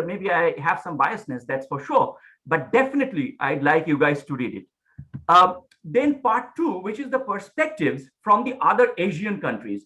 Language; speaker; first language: English; non-native, local second language; Bangla